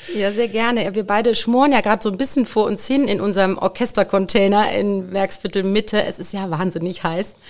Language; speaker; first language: German; native; German